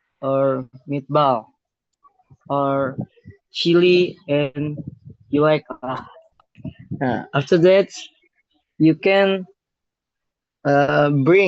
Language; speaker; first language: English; non-native, learner; Indonesian